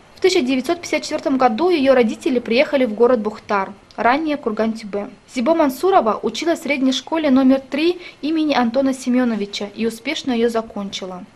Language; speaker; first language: Russian; non-native, local second language; Tajik